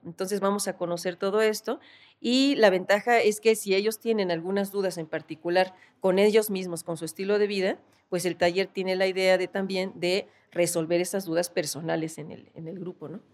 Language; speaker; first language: Spanish; native; Spanish